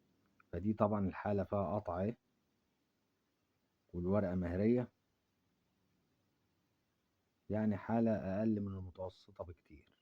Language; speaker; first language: Arabic; native; Arabic